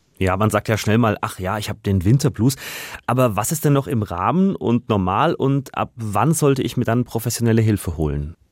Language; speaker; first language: German; native; German